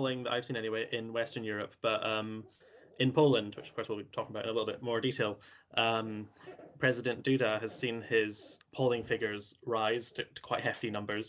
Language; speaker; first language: English; native; English